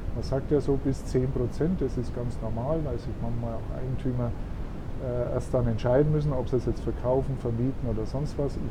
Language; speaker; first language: German; native; German